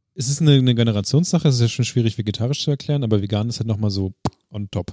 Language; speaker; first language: German; native; German